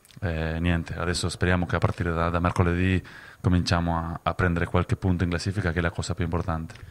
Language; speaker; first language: Italian; non-native, fluent; Spanish